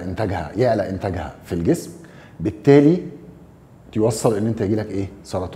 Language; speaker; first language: Arabic; native; Arabic